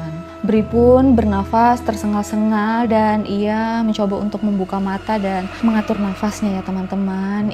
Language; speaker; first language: Indonesian; native; Indonesian